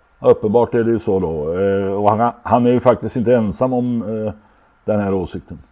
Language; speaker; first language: Swedish; native; Swedish